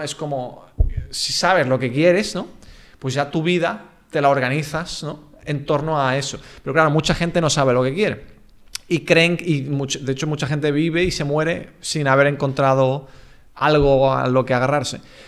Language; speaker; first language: Spanish; native; Spanish